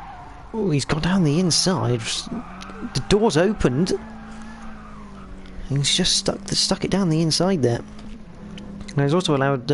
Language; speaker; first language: English; native; English